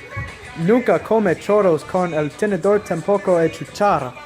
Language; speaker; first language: Spanish; non-native, learner; English